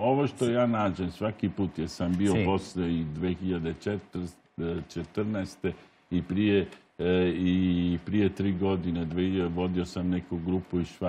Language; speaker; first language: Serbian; non-native, learner; Italian